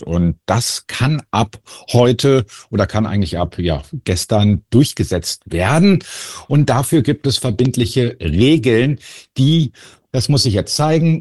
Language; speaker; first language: German; native; German